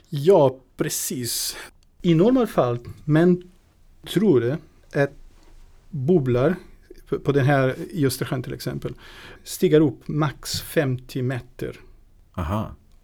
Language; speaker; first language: Swedish; non-native, fluent; Portuguese